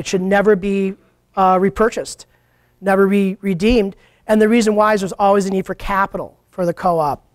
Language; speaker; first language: English; native; English